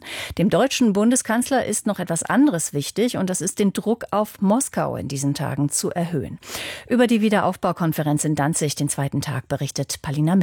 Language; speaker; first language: German; native; German